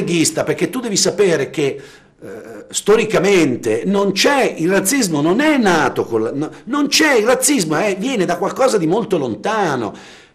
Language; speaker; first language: Italian; native; Italian